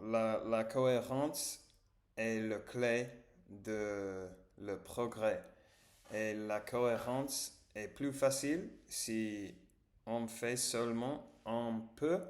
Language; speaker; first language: French; non-native, learner; English